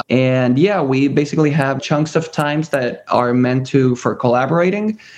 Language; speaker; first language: English; early bilingual, other home language; Spanish